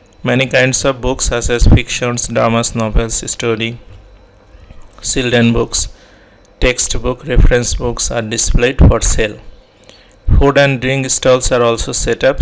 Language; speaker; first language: English; non-native, local second language; Bangla